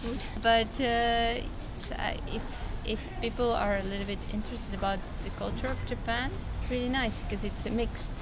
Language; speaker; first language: English; non-native, fluent; Portuguese